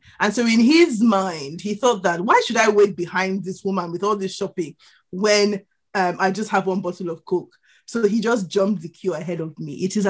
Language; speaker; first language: English; non-native, local second language; Igbo